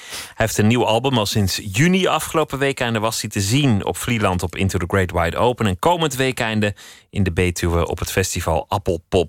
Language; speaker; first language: Dutch; native; Dutch